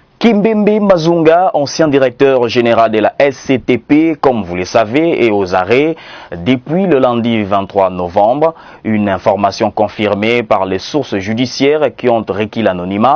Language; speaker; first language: French; native; French